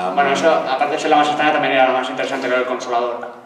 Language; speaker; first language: Spanish; native; Spanish